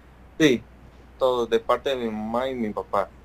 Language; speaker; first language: Spanish; early bilingual, heritage; Spanish